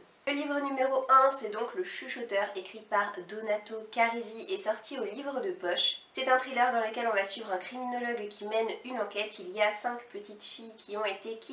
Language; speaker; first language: French; native; French